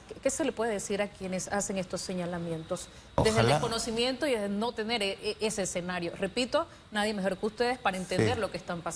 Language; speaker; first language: Spanish; native; Spanish